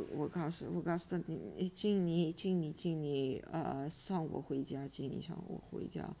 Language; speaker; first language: Chinese; non-native, fluent; Serbian